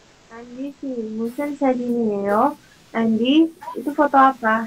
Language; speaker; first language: Korean; non-native, learner; Indonesian